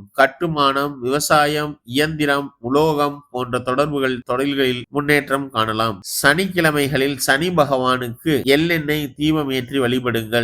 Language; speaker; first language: Tamil; native; Tamil